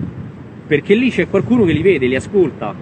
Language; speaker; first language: Italian; native; Italian